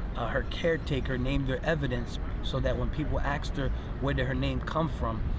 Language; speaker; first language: English; native; English